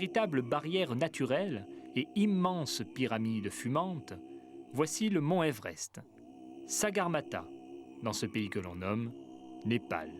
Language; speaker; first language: French; native; French